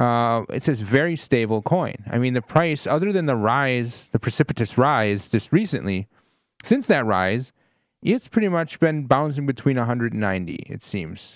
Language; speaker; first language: English; native; English